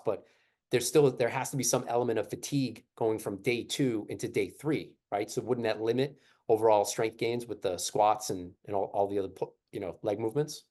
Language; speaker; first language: English; native; English